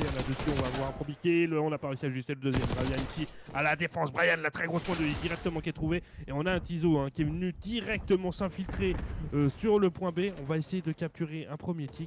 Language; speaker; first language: French; native; French